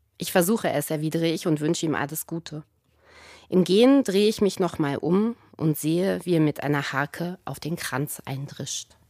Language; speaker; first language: German; native; German